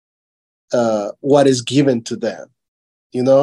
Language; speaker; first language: English; non-native, fluent; Spanish